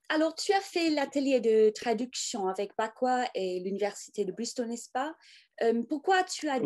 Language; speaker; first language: French; non-native, fluent; English